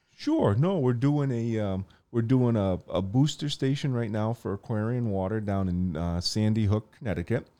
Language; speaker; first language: English; native; English